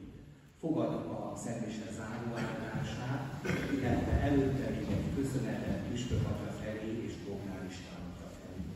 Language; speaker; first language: Hungarian; native; Hungarian